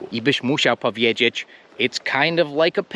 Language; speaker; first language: Polish; non-native, fluent; English